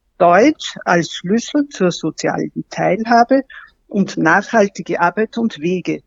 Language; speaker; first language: German; native; German